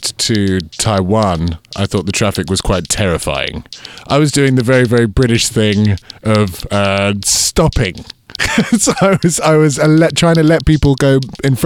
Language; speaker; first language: English; native; English